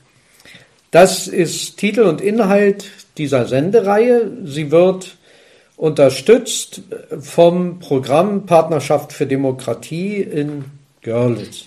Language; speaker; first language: German; native; German